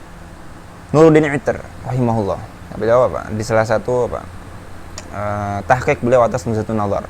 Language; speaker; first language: Indonesian; native; Indonesian